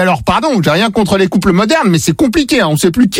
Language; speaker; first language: French; native; French